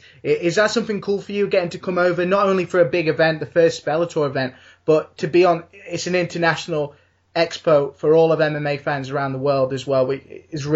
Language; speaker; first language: English; native; English